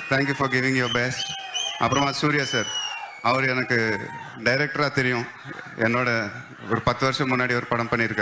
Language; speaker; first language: Tamil; non-native, local second language; Telugu